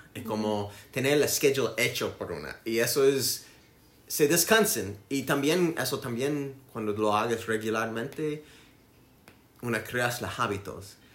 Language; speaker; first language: Spanish; non-native, learner; English